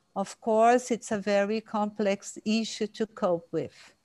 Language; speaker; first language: English; non-native, fluent; Portuguese